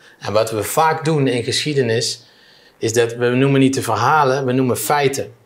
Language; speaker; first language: Dutch; native; Dutch